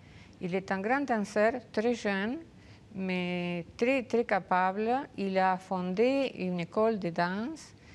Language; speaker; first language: French; non-native, fluent; Spanish